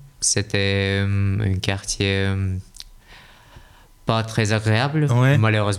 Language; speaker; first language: French; non-native, learner; Russian